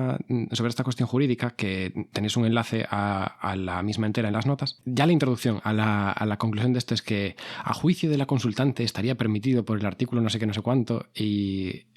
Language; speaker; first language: Spanish; native; Spanish